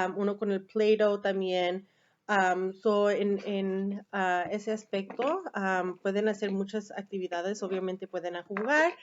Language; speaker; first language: Spanish; early bilingual, heritage; Spanish